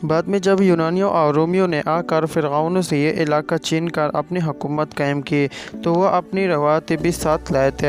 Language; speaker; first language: Urdu; native; Urdu